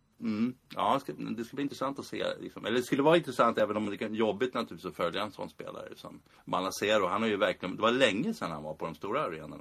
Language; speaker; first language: Swedish; native; Swedish